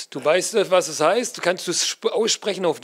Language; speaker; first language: German; native; German